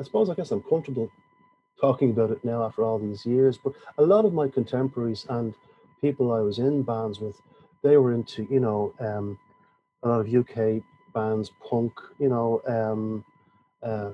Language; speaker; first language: English; native; English